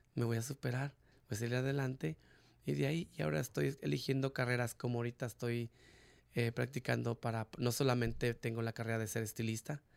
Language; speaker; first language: Spanish; native; Spanish